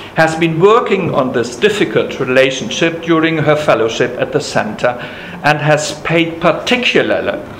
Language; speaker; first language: English; non-native, fluent; German